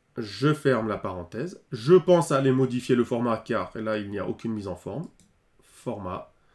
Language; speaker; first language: French; native; French